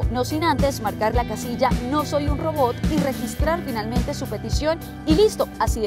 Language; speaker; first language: Spanish; native; Spanish